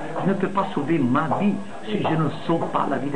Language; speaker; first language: French; non-native, fluent; Italian